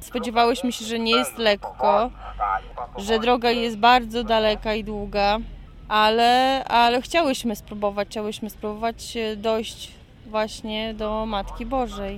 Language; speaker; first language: Polish; native; Polish